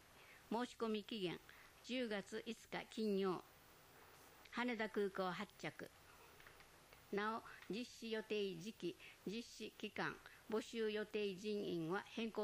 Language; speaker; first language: Japanese; native; Japanese